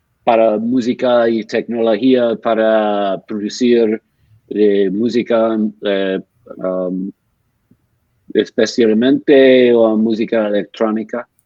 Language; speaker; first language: Spanish; non-native, learner; English